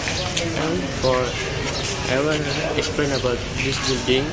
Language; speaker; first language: English; non-native, learner; Indonesian